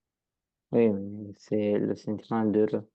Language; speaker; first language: French; non-native, learner; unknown